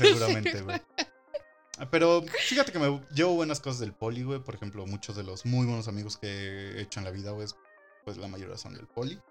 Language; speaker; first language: Spanish; native; Spanish